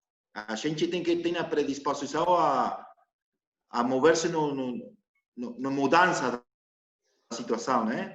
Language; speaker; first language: Portuguese; non-native, learner; Spanish